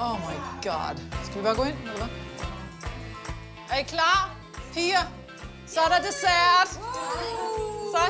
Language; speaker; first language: Danish; native; Danish